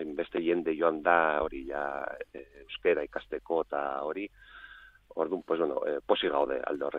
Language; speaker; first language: Basque; non-native, local second language; Spanish